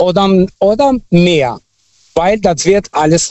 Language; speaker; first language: German; non-native, fluent; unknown